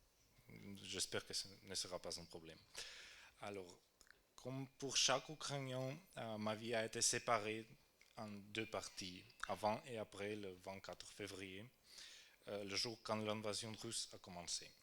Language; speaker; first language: French; non-native, fluent; Ukrainian